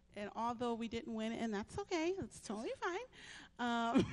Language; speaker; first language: English; native; English